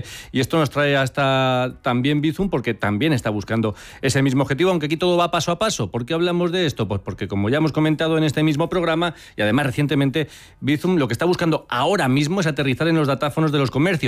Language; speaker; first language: Spanish; native; Spanish